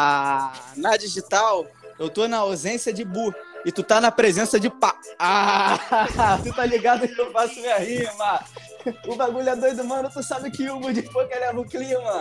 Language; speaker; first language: Portuguese; native; Portuguese